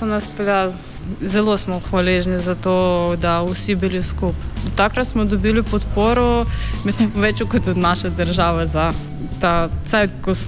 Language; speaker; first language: Slovenian; non-native, fluent; Ukrainian